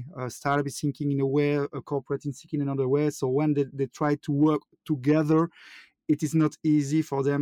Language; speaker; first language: English; non-native, fluent; French